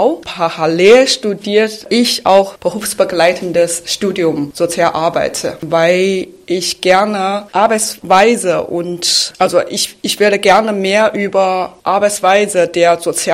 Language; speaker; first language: German; non-native, fluent; Chinese